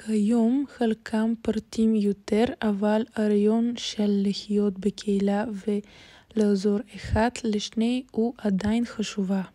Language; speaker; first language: Hebrew; non-native, learner; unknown